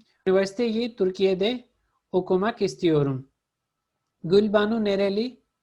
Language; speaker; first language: Turkish; non-native, fluent; Urdu